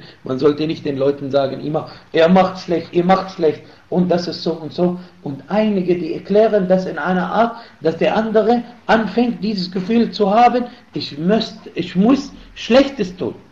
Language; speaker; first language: German; non-native, fluent; Arabic